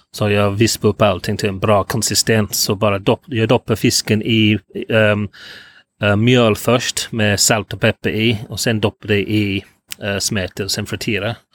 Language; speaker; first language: Swedish; non-native, fluent; English